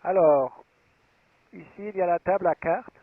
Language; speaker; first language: French; non-native, fluent; German